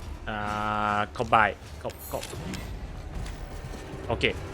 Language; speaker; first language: English; non-native, learner; Thai